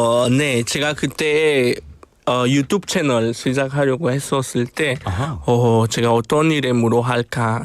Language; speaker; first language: Korean; non-native, fluent; Spanish